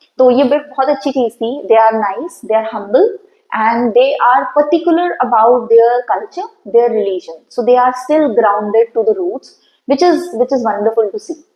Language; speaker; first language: Hindi; native; Hindi